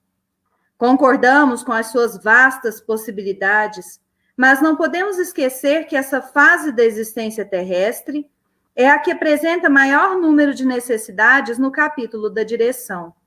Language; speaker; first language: Portuguese; native; Portuguese